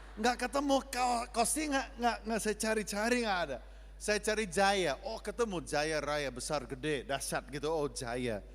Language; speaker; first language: Indonesian; non-native, fluent; English